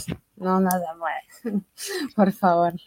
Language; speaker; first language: Spanish; early bilingual, other home language; Chinese